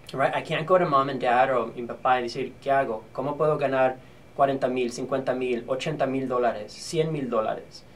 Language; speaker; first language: Spanish; early bilingual, heritage; Spanish